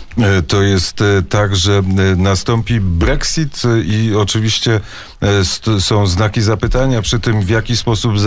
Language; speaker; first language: Polish; native; Polish